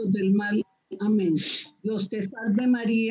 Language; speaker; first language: Spanish; native; Spanish